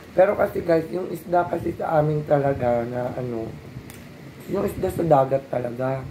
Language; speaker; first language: Filipino; non-native, local second language; Masbatenyo